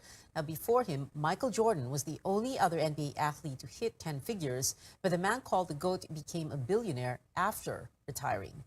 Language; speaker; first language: English; non-native, local second language; Filipino